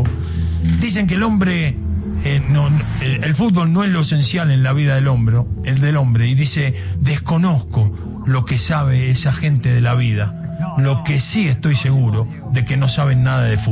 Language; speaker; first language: Spanish; native; Spanish